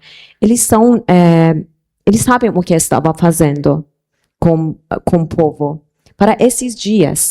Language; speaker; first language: Portuguese; non-native, fluent; Persian